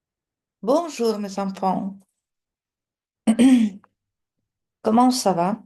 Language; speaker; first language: French; non-native, fluent; Russian